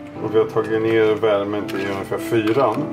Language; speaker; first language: Swedish; native; Swedish